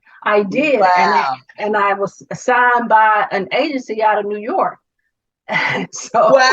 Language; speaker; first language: English; native; English